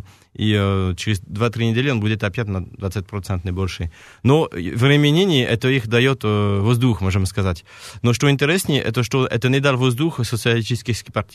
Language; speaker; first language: Russian; non-native, fluent; French